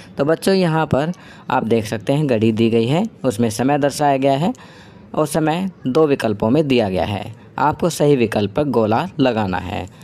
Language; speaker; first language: Hindi; native; Hindi